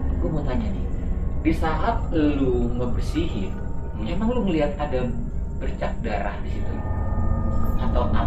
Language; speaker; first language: Indonesian; native; Indonesian